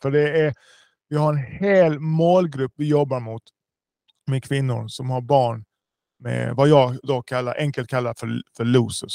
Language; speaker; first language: Swedish; early bilingual, other home language; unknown